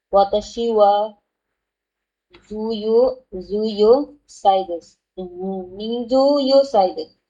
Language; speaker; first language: Japanese; non-native, learner; Bangla